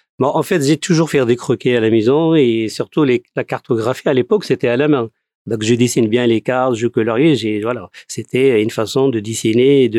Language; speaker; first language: French; non-native, fluent; Arabic